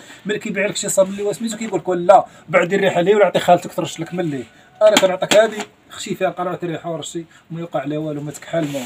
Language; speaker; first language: Arabic; native; Arabic